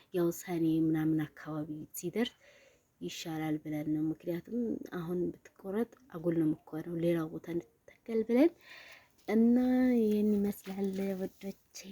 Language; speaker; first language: Amharic; native; Amharic